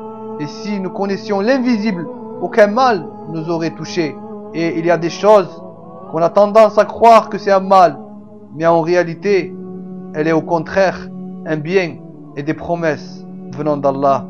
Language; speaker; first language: French; non-native, local second language; Arabic